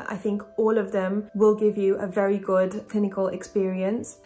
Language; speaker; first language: English; native; English